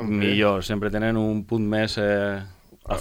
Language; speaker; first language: Catalan; non-native, local second language; Spanish